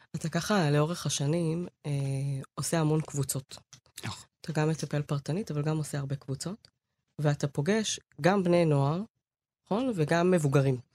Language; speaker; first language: Hebrew; early bilingual, other home language; Amharic